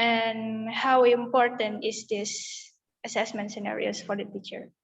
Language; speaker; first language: English; non-native, learner; Indonesian